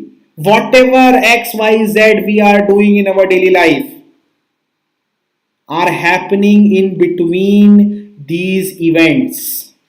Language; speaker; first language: English; non-native, local second language; Hindi